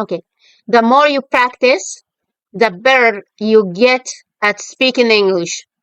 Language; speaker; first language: English; non-native, fluent; Arabic